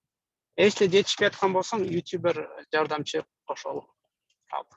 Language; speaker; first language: Kyrgyz; native; Kyrgyz